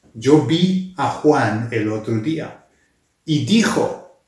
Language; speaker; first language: Spanish; non-native, fluent; English